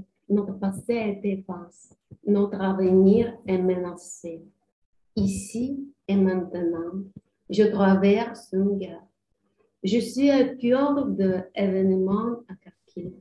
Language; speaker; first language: French; non-native, learner; Ukrainian